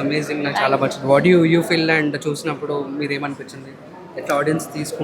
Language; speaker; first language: Telugu; native; Telugu